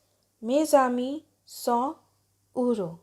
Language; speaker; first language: French; non-native, fluent; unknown